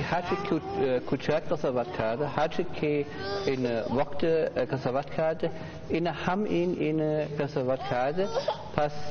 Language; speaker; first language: Persian; non-native, learner; German